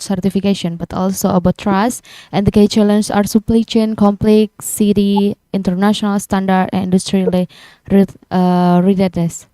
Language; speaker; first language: English; non-native, learner; Indonesian